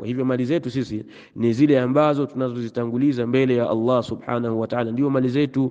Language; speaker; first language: Swahili; native; Swahili